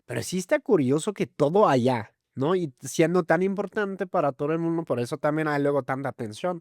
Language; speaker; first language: Spanish; native; Spanish